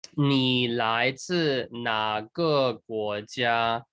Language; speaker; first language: Chinese; non-native, fluent; English